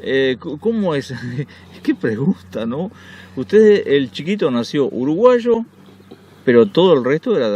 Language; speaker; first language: Spanish; native; Spanish